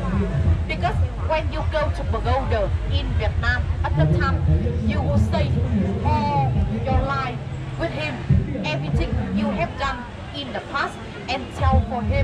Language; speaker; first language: English; non-native, learner; Vietnamese